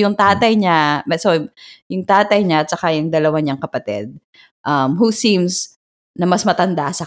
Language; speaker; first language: English; non-native, local second language; Filipino